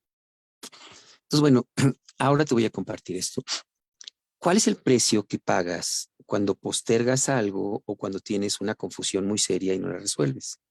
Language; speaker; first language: Spanish; native; Spanish